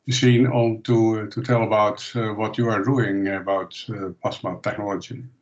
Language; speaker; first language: English; non-native, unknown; Dutch